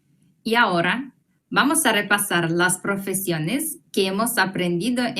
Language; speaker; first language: Spanish; non-native, fluent; Russian